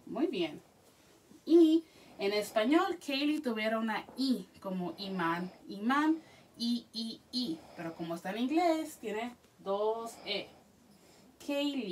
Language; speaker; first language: Spanish; early bilingual, heritage; Spanish